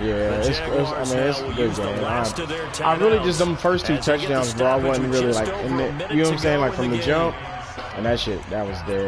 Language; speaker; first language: English; native; English